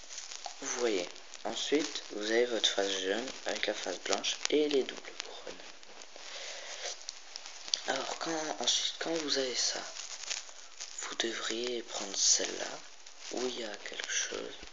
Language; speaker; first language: French; native; French